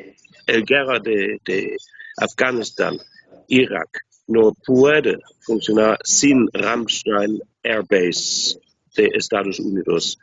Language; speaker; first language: Spanish; non-native, learner; German